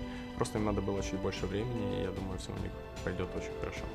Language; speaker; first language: Russian; native; Russian